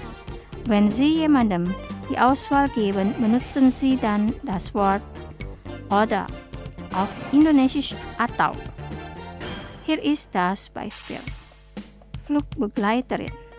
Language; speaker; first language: German; non-native, fluent; Indonesian